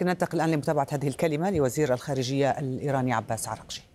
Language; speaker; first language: Arabic; native; Arabic